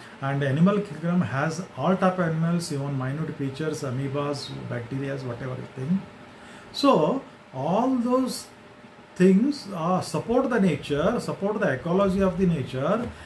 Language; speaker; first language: English; non-native, local second language; Kannada